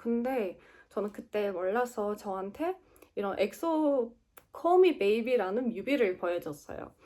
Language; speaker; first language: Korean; non-native, learner; Turkish